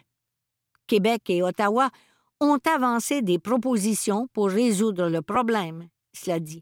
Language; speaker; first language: French; native; French